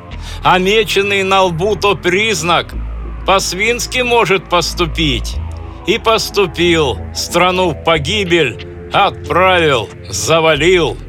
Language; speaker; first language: Russian; native; Russian